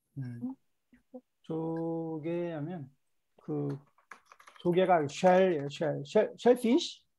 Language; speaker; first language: Korean; native; Korean